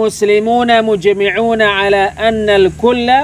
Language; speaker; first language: Arabic; non-native, local second language; Indonesian